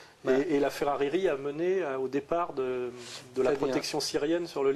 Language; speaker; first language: French; native; French